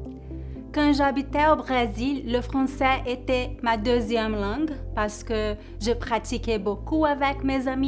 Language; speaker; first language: French; non-native, fluent; Portuguese